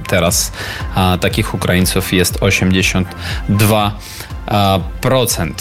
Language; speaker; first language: Polish; non-native, learner; Ukrainian